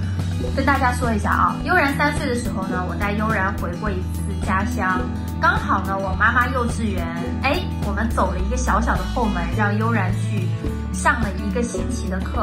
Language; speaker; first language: Chinese; native; Chinese